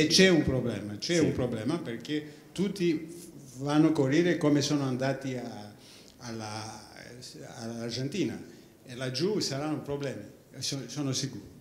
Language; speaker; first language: Italian; non-native, fluent; Greek